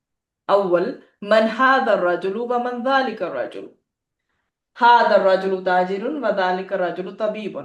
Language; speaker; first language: Arabic; non-native, fluent; Urdu